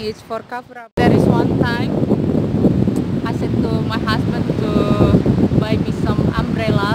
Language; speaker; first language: English; non-native, learner; Indonesian